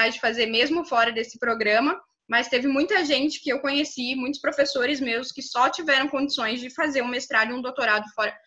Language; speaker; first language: Portuguese; native; Portuguese